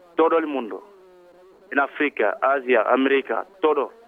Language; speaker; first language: Spanish; non-native, learner; Wolof